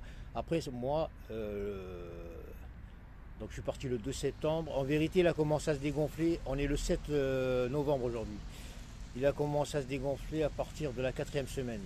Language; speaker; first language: French; non-native, local second language; Arabic